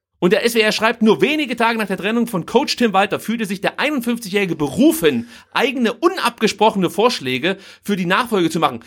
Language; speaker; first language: German; native; German